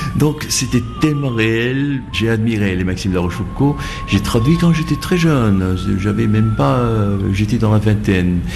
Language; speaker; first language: French; non-native, fluent; Bangla